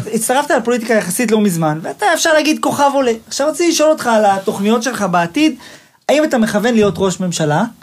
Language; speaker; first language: Hebrew; native; Hebrew